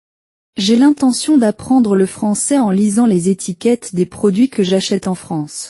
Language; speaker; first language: French; non-native, learner; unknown